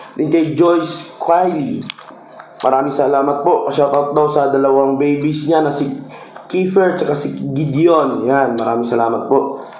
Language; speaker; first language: Filipino; non-native, local second language; Cebuano